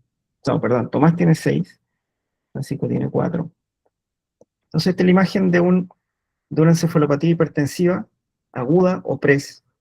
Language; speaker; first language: Spanish; native; Spanish